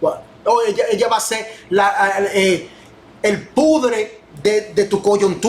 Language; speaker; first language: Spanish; non-native, fluent; English